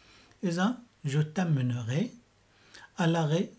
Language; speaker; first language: French; non-native, fluent; Arabic